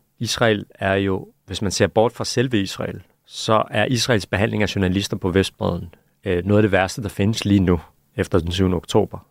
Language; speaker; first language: Danish; early bilingual, other home language; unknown